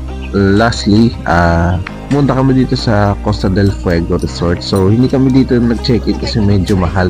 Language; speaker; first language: Filipino; native; Filipino